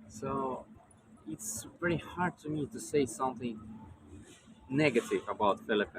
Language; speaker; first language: English; non-native, learner; Russian